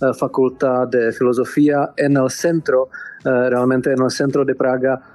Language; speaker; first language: Spanish; non-native, learner; Czech